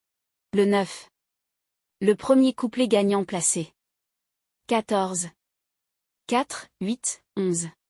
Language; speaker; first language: French; native; French